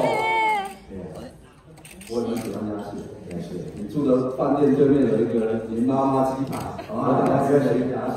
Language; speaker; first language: Chinese; non-native, learner; Japanese